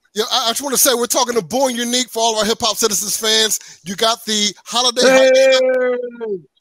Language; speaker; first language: English; native; English